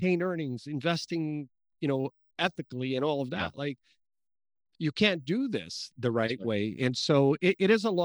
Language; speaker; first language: English; early bilingual, other home language; Portuguese